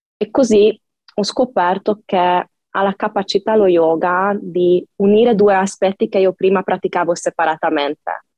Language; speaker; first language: Italian; non-native, fluent; Hungarian